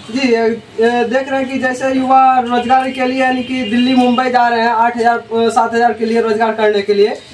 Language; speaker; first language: Hindi; native; Hindi